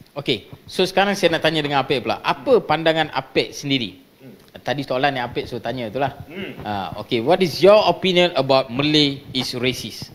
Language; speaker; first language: Malay; non-native, local second language; Tamil